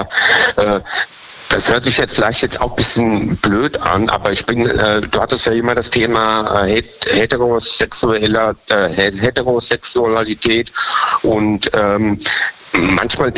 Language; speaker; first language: German; native; German